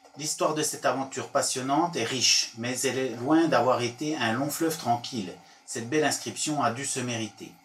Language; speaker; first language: French; native; French